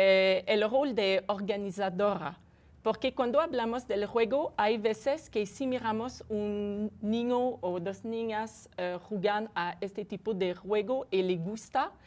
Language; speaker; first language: Spanish; non-native, fluent; French